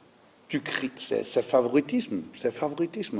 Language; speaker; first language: French; non-native, learner; Dutch